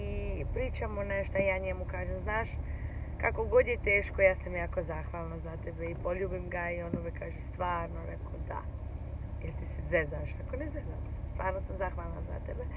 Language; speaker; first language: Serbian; early bilingual, heritage; Serbian